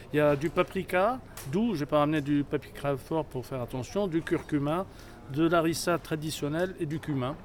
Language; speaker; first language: French; non-native, local second language; Arabic